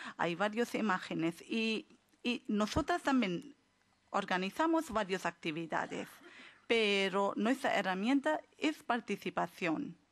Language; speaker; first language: Spanish; non-native, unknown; Urdu